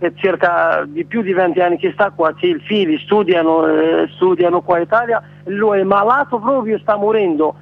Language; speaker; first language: Italian; non-native, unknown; Arabic